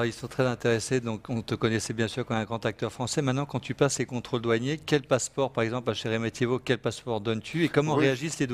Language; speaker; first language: French; native; French